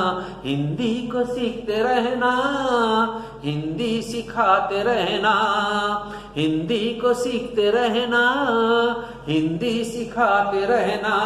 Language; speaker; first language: Hindi; non-native, local second language; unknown